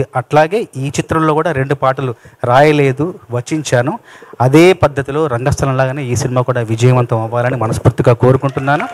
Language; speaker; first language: Telugu; native; Telugu